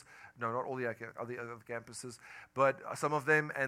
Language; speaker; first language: English; non-native, local second language; Afrikaans